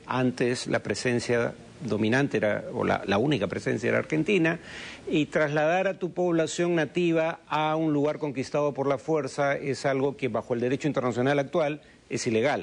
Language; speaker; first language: Spanish; native; Spanish